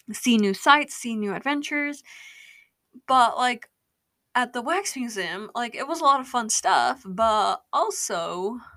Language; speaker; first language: English; native; English